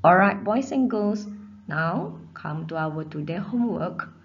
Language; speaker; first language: English; non-native, local second language; Malay